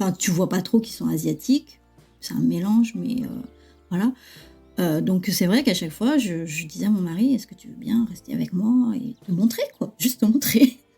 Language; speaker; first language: French; early bilingual, other home language; Chinese